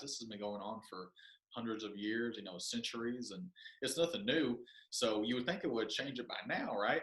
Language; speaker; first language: English; native; English